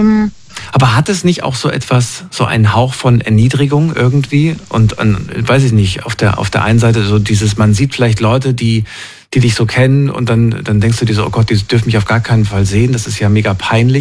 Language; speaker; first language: German; native; German